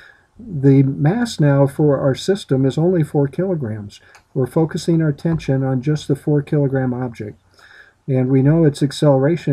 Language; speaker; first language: English; native; English